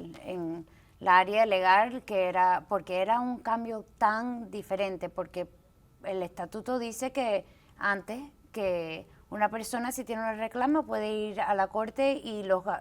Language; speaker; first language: Spanish; early bilingual, heritage; Spanish